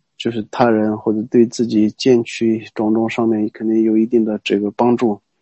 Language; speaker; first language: Chinese; non-native, local second language; Tibetan